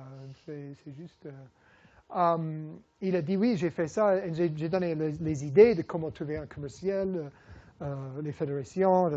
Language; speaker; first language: French; non-native, fluent; English